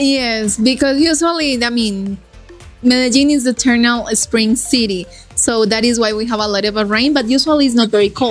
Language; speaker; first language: English; non-native, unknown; Spanish